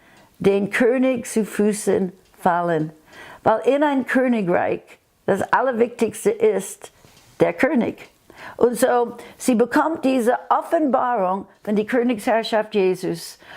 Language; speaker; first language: German; non-native, fluent; English